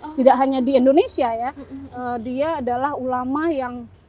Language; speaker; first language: Indonesian; native; Indonesian